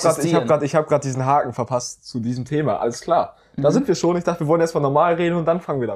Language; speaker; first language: German; native; German